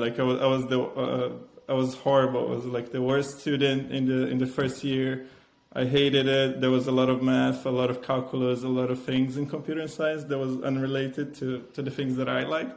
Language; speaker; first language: English; non-native, fluent; Portuguese